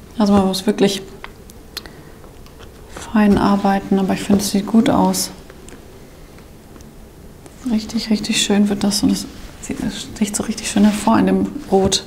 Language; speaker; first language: German; native; German